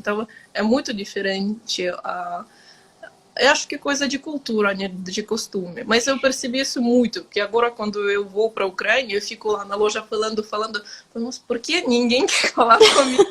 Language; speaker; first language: Portuguese; non-native, fluent; Ukrainian